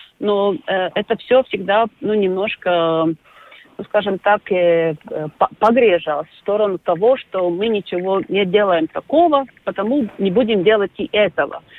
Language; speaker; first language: Russian; non-native, local second language; Latvian